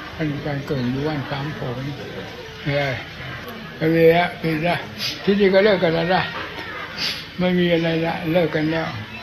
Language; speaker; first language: Thai; non-native, local second language; Northeastern Thai